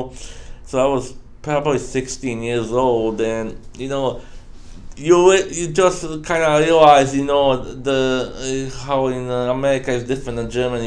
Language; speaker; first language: English; non-native, fluent; Croatian